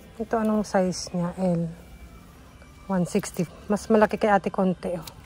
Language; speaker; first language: Filipino; native; Filipino